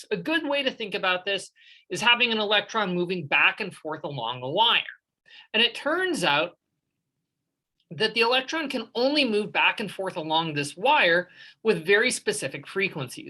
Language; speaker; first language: English; native; English